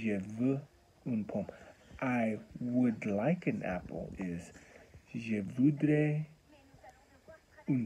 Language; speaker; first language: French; non-native, learner; English